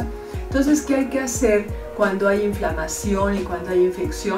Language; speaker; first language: Spanish; native; Spanish